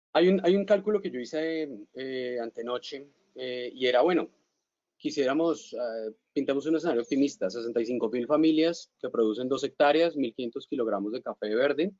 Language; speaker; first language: Spanish; native; Spanish